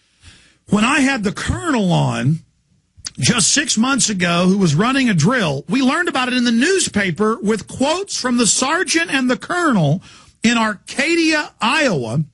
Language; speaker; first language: English; native; English